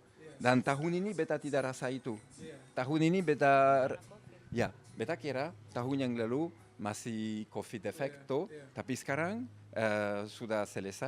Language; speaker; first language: Indonesian; non-native, fluent; French